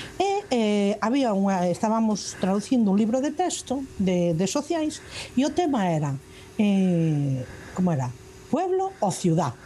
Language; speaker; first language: Galician; non-native, local second language; Spanish